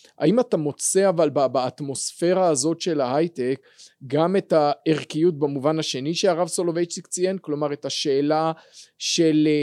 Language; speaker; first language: Hebrew; native; Hebrew